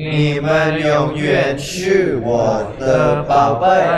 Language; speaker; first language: Chinese; non-native, learner; Thai